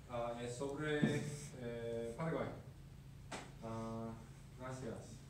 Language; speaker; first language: Spanish; non-native, learner; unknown